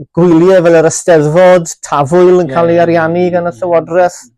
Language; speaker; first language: Welsh; native; Welsh